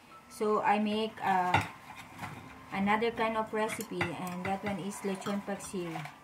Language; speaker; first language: English; non-native, local second language; Filipino